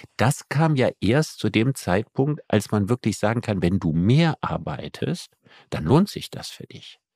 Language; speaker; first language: German; native; German